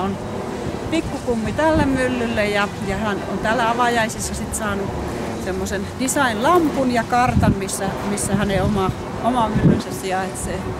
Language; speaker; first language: Finnish; native; Finnish